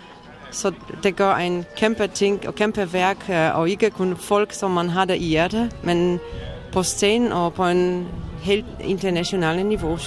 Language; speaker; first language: Danish; non-native, fluent; Polish